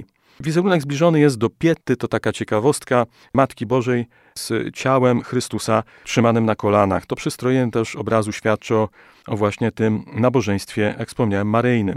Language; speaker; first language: Polish; native; Polish